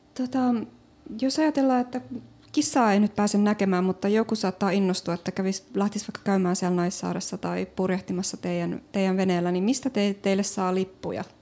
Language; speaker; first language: Finnish; native; Finnish